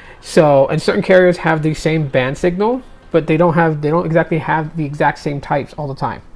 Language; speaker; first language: English; native; English